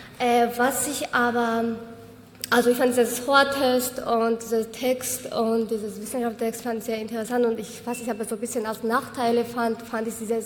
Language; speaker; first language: German; non-native, fluent; Georgian